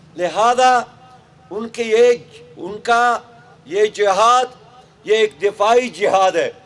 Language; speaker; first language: Urdu; non-native, local second language; Pashto